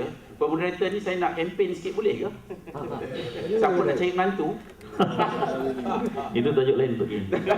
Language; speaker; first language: Malay; native; Malay